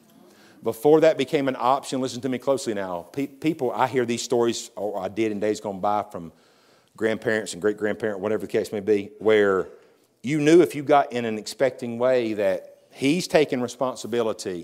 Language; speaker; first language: English; native; English